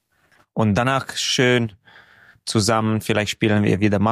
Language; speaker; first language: German; non-native, fluent; Hungarian